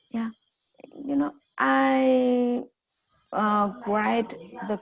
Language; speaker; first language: English; non-native, learner; Vietnamese